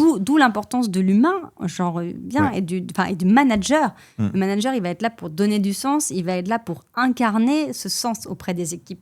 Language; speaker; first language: French; native; French